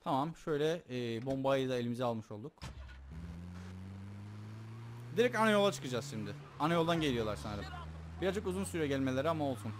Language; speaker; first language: Turkish; native; Turkish